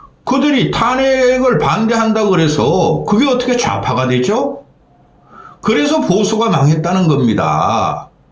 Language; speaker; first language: Korean; native; Korean